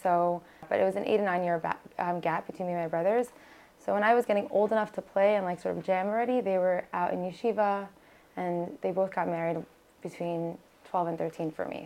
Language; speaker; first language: English; native; English